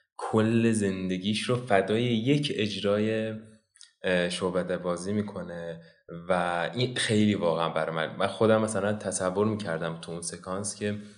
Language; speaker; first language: Persian; non-native, local second language; Azerbaijani